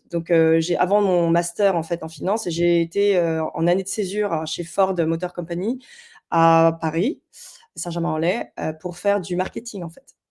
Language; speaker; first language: French; early bilingual, other home language; Chinese